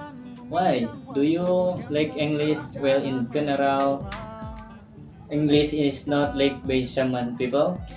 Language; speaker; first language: English; non-native, learner; Indonesian